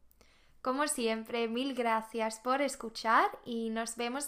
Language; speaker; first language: Spanish; non-native, fluent; Swedish